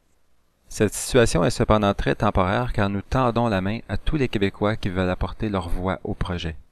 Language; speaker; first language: French; native; French